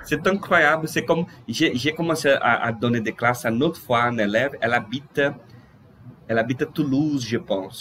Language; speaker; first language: French; non-native, fluent; Portuguese